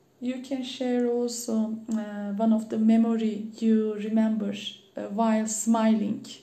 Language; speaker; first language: English; non-native, learner; Turkish